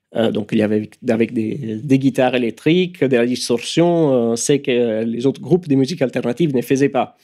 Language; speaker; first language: French; non-native, fluent; Italian